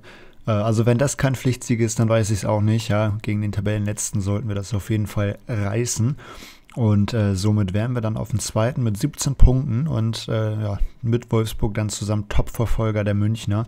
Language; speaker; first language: German; native; German